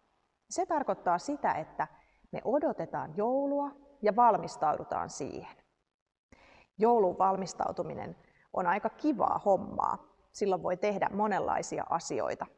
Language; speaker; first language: Finnish; native; Finnish